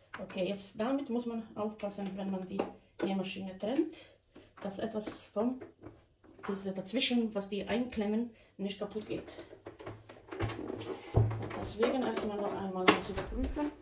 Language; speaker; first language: German; non-native, fluent; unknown